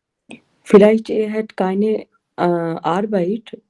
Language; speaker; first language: German; non-native, learner; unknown